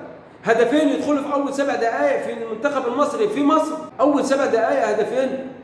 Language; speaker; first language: Arabic; native; Arabic